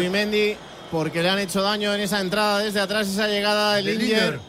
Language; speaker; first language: Spanish; native; Spanish